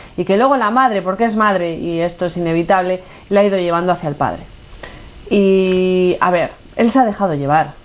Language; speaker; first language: Spanish; native; Spanish